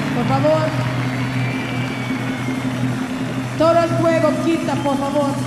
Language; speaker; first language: Spanish; non-native, learner; English